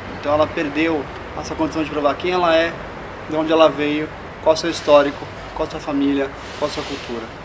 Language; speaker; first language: Portuguese; native; Portuguese